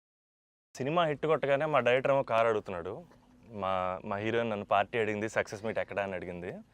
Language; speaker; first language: Telugu; native; Telugu